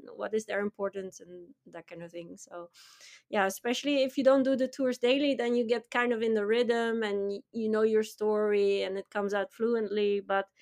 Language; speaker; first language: English; non-native, fluent; Dutch